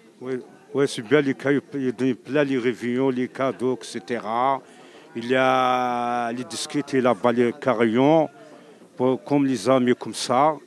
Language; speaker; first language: French; non-native, learner; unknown